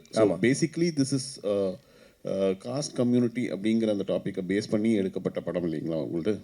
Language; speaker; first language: Tamil; native; Tamil